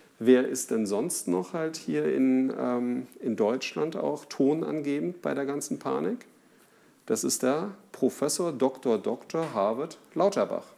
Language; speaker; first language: German; native; German